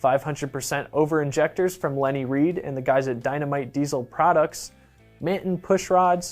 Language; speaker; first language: English; native; English